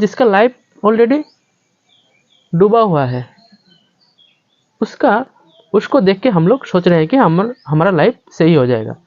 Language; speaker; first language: Hindi; non-native, local second language; Bangla